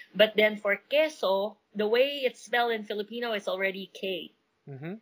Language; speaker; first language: English; non-native, local second language; Min Nan Chinese